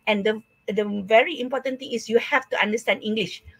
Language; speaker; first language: English; non-native, local second language; Malay